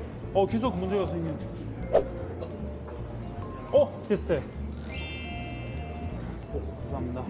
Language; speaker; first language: Korean; non-native, fluent; Russian